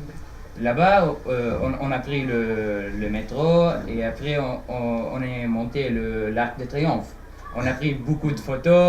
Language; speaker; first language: French; non-native, learner; Arabic